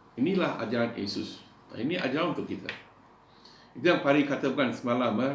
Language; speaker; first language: Malay; non-native, local second language; Iban